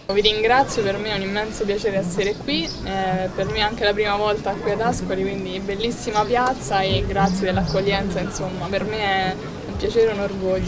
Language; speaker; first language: Italian; native; Italian